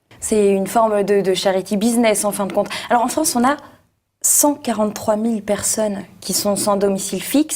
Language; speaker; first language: French; native; French